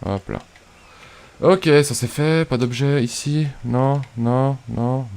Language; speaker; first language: French; native; French